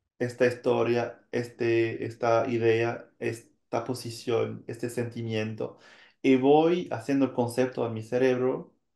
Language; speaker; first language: Spanish; non-native, fluent; French